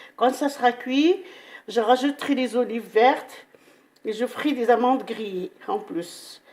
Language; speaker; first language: French; non-native, local second language; Arabic